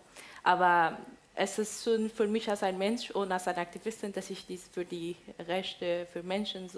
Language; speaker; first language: German; non-native, fluent; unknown